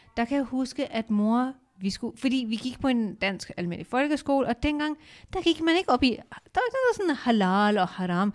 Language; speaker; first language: Danish; early bilingual, other home language; Urdu